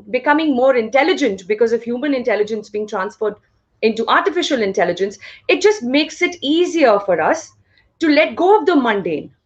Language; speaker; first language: English; non-native, local second language; Hindi